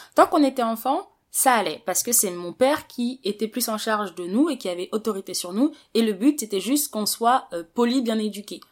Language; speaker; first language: French; early bilingual, other home language; Wolof